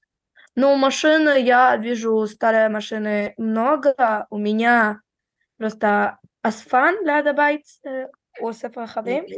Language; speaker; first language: Russian; early bilingual, heritage; Russian